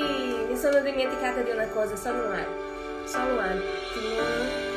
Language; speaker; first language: Italian; non-native, fluent; Portuguese